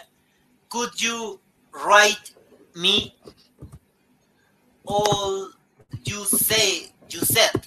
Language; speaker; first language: English; non-native, learner; Spanish